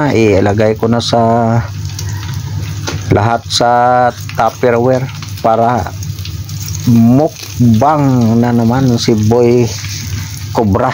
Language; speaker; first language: Filipino; non-native, local second language; Cebuano